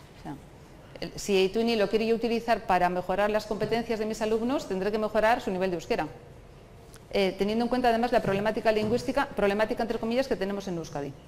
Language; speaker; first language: Spanish; non-native, local second language; Basque